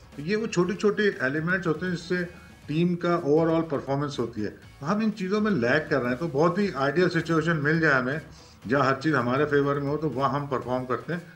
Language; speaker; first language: Urdu; native; Urdu